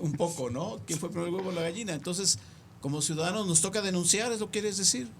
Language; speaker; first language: Spanish; native; Spanish